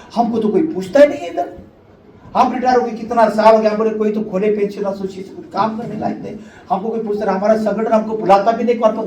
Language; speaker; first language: Hindi; non-native, local second language; Marathi